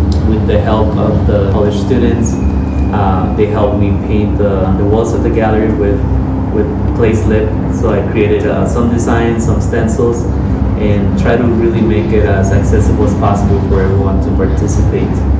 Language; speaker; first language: English; non-native, fluent; Spanish